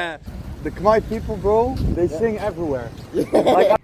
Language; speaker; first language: English; non-native, fluent; Dutch